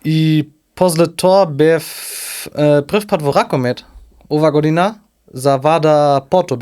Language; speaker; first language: Macedonian; non-native, learner; German